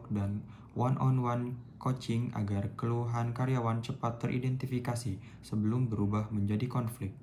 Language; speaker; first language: Indonesian; native; Indonesian